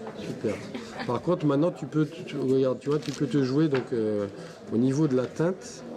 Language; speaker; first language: French; native; French